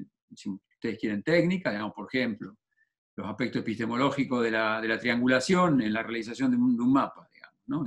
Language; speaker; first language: Spanish; native; Spanish